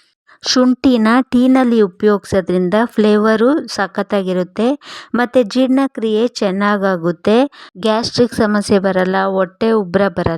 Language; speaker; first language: Kannada; native; Kannada